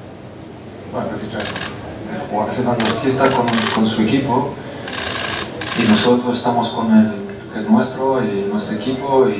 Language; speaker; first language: Spanish; non-native, fluent; French